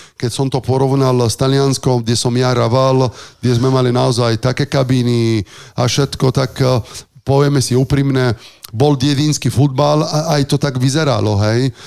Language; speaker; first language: Slovak; non-native, fluent; Italian